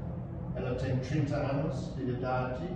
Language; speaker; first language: Portuguese; non-native, fluent; English